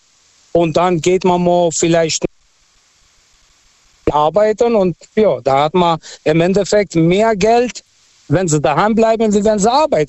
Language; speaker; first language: German; non-native, fluent; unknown